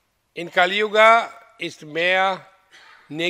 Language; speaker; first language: German; non-native, learner; Hindi